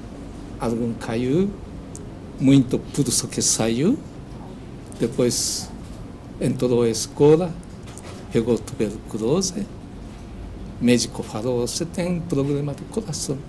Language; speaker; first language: Portuguese; non-native, learner; Japanese